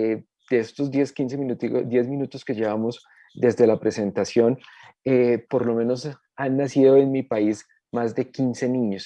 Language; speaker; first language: Spanish; native; Spanish